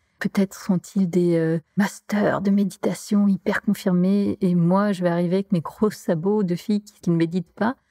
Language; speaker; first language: French; native; French